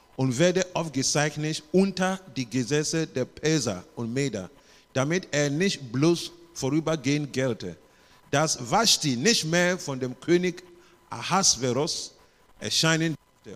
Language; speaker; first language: German; non-native, learner; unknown